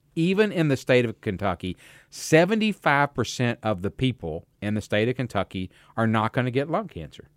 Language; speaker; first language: English; native; English